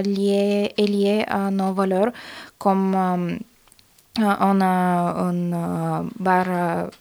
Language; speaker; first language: French; non-native, fluent; Bulgarian